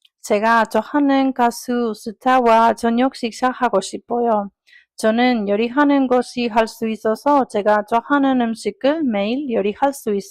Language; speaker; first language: Korean; non-native, learner; Italian